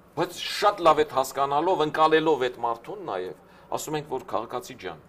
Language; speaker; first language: Armenian; native; Armenian